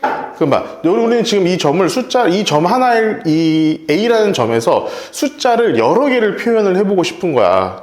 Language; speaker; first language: Korean; native; Korean